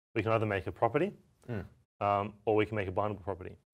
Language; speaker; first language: English; native; English